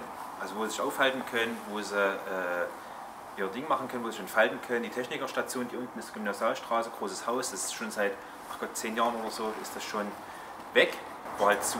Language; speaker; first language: German; native; German